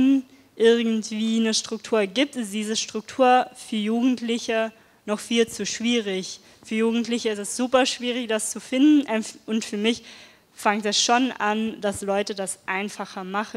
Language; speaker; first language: German; non-native, fluent; Dutch